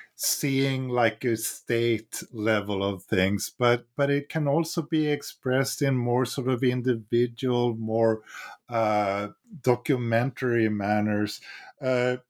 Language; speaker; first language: English; non-native, fluent; Swedish